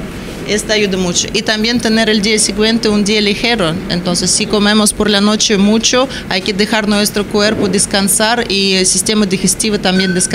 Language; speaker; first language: Spanish; non-native, learner; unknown